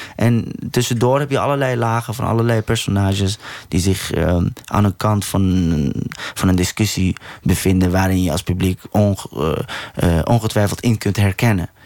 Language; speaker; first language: Dutch; early bilingual, other home language; Persian